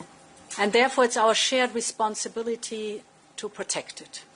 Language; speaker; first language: English; non-native, fluent; German